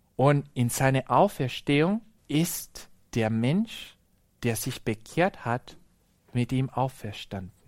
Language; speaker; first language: German; non-native, fluent; Spanish